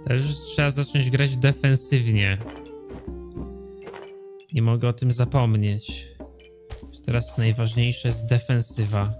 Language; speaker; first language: Polish; native; Polish